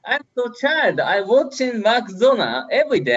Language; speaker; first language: English; non-native, learner; Japanese